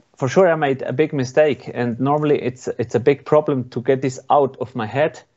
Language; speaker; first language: English; non-native, learner; Swiss German